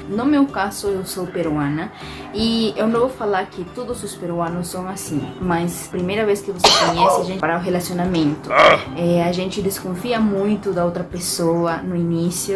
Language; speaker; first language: Portuguese; non-native, fluent; Spanish